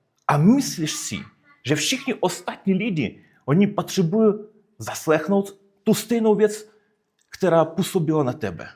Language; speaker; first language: Czech; non-native, fluent; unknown